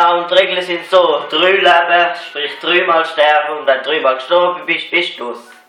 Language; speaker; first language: German; native; German